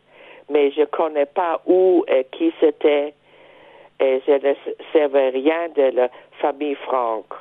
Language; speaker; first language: French; non-native, fluent; German